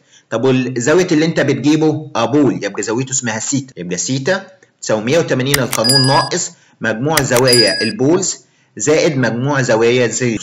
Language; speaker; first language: Arabic; native; Arabic